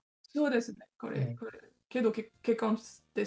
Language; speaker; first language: Japanese; non-native, learner; French